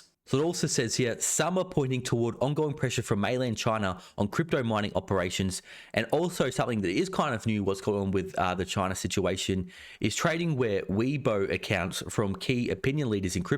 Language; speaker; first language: English; native; English